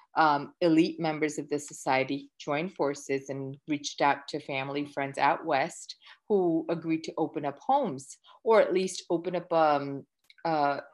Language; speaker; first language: English; early bilingual, other home language; Gujarati